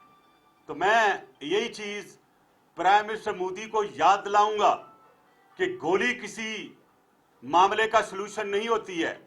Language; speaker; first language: Urdu; native; Urdu